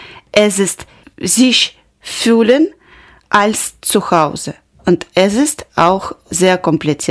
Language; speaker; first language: German; non-native, learner; Ukrainian